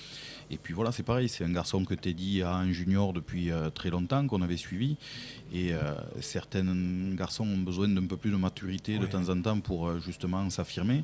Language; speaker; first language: French; native; French